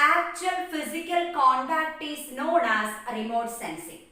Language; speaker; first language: English; non-native, local second language; Malayalam